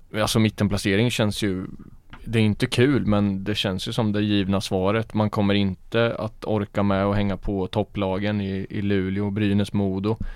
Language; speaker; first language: Swedish; native; Swedish